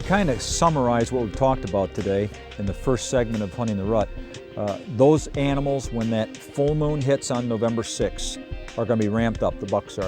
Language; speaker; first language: English; native; English